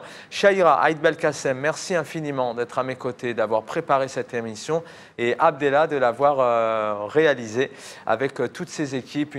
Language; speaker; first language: French; native; French